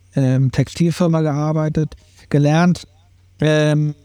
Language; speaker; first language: German; native; German